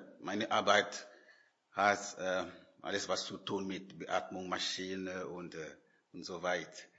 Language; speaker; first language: German; non-native, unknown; French